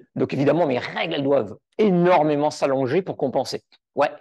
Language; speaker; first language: French; native; French